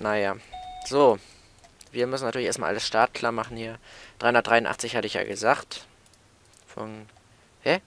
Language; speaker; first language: German; native; German